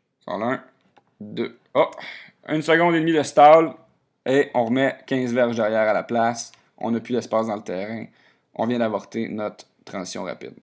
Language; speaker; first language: French; native; French